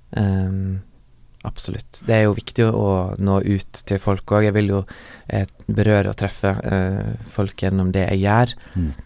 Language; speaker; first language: Norwegian; native; Norwegian